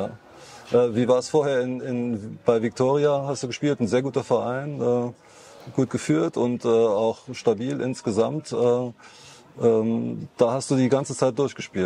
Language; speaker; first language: German; native; German